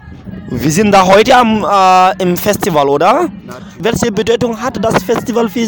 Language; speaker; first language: German; non-native, fluent; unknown